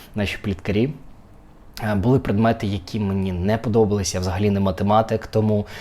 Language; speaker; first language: Ukrainian; native; Ukrainian